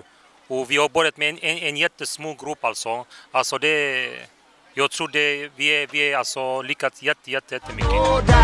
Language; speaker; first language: Swedish; non-native, fluent; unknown